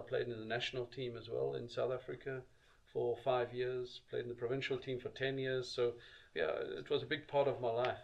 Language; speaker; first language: English; native; English